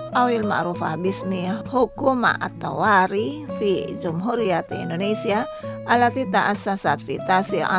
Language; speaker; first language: Arabic; non-native, fluent; Indonesian